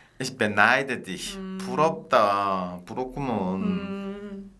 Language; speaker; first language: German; non-native, fluent; Korean